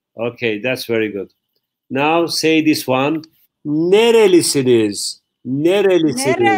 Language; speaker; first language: English; non-native, fluent; Turkish